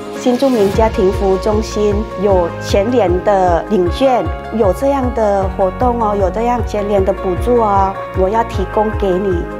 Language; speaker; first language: Chinese; non-native, fluent; Thai